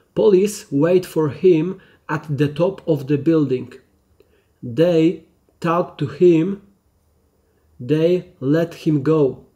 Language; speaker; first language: English; non-native, learner; Polish